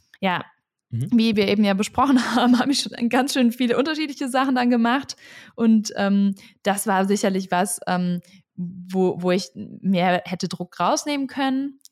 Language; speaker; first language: German; native; German